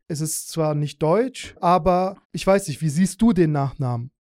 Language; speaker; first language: German; early bilingual, other home language; Russian